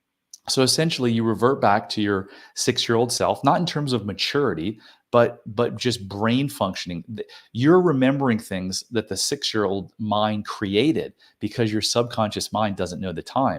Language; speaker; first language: English; native; English